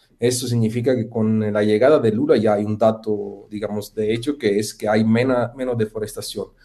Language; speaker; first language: Spanish; non-native, fluent; Italian